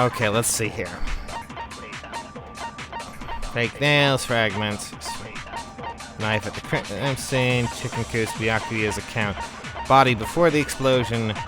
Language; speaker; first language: English; native; English